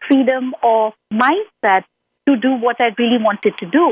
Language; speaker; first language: English; non-native, local second language; Hindi